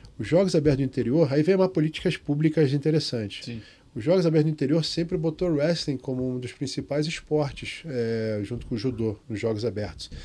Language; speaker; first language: Portuguese; non-native, fluent; Arabic